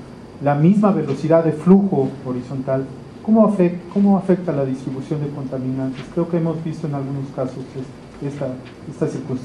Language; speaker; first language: Spanish; native; Spanish